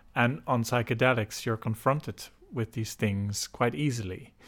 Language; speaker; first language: English; non-native, fluent; Dutch